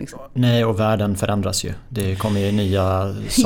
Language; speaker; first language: Swedish; native; Swedish